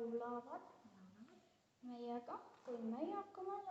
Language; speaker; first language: Estonian; early bilingual, heritage; Estonian